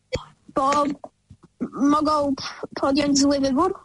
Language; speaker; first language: Polish; early bilingual, heritage; Polish